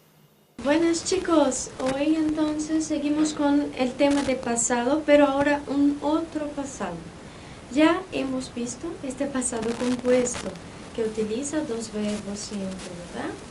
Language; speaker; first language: Spanish; non-native, fluent; Portuguese